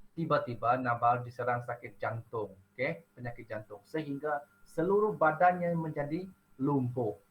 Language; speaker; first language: Malay; non-native, local second language; Iban